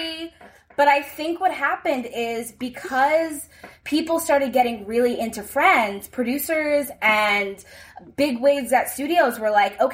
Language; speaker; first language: English; native; English